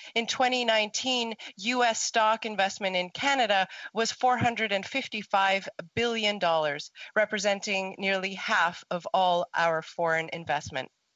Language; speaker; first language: English; native; English